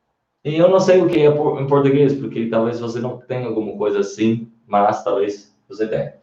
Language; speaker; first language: Portuguese; non-native, fluent; English